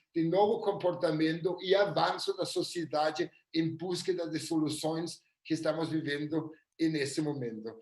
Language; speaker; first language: Portuguese; non-native, fluent; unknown